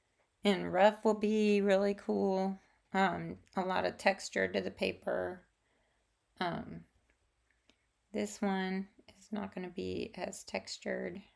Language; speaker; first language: English; native; English